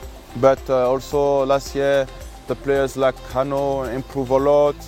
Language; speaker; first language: English; non-native, learner; French